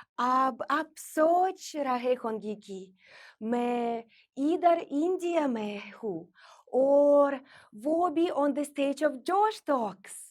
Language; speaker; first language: Hindi; non-native, learner; Russian